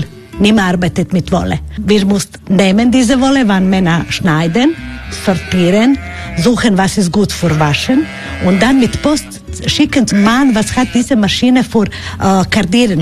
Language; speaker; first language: German; non-native, learner; Croatian